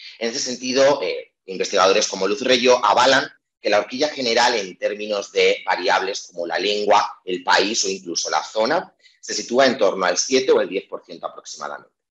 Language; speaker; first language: Spanish; native; Spanish